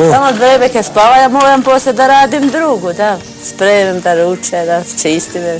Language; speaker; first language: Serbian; non-native, learner; Albanian